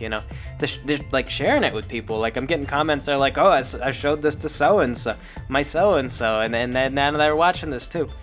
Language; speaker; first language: English; native; English